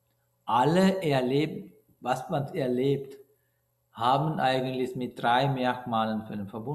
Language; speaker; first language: German; non-native, learner; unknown